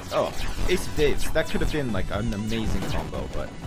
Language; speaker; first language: English; native; English